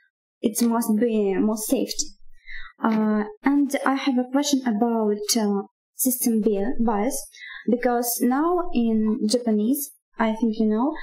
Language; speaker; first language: English; non-native, learner; Russian